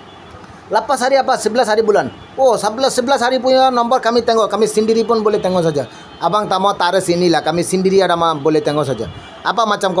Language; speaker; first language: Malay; non-native, learner; Bangla